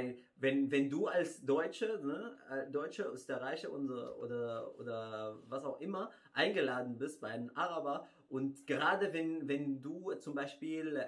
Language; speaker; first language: German; non-native, fluent; Arabic